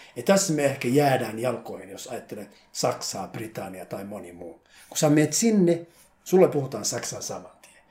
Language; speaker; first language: Finnish; non-native, fluent; Somali